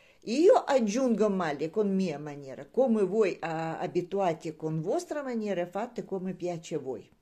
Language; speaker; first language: Italian; non-native, learner; Russian